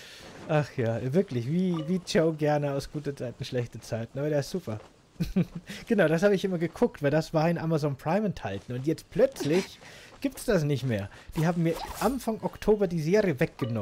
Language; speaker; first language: German; native; German